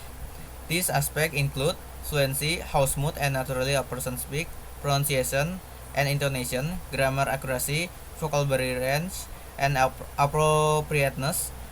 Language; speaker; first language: English; non-native, learner; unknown